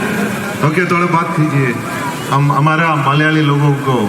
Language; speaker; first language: Hindi; non-native, local second language; Malayalam